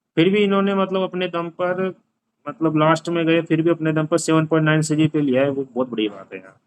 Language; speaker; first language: Hindi; native; Hindi